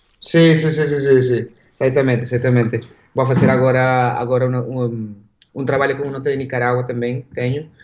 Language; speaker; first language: Portuguese; non-native, learner; Spanish